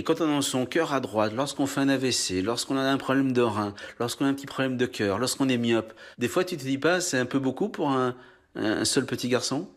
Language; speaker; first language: French; native; French